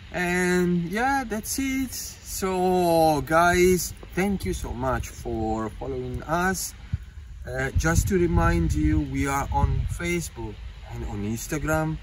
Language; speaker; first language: English; non-native, fluent; Italian